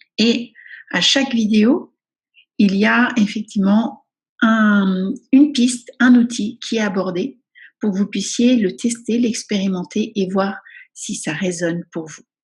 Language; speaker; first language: French; native; French